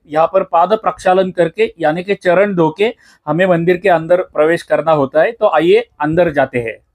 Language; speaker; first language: Hindi; non-native, local second language; Marathi